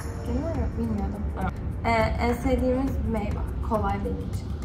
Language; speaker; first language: Turkish; early bilingual, heritage; Turkish